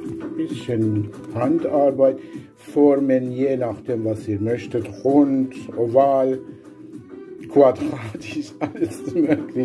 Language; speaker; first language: German; non-native, learner; Persian